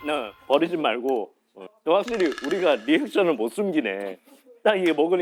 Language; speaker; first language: Korean; native; Korean